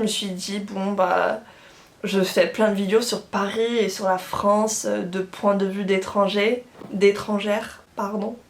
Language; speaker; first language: French; non-native, fluent; English